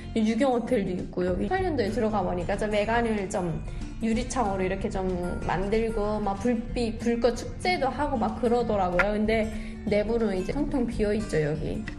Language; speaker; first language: Korean; native; Korean